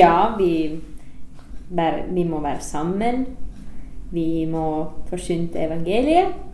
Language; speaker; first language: Norwegian; non-native, fluent; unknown